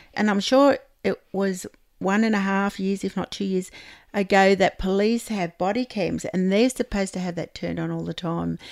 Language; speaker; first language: English; native; English